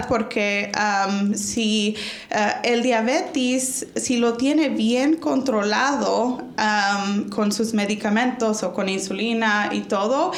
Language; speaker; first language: Spanish; early bilingual, heritage; Spanish